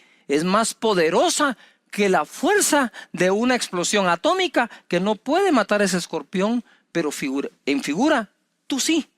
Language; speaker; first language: Spanish; native; Spanish